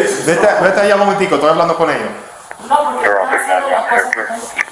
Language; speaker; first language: Spanish; early bilingual, heritage; Spanish